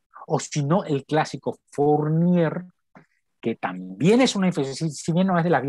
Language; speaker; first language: Spanish; native; Spanish